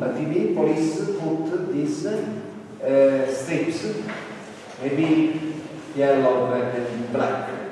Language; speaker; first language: English; non-native, fluent; Italian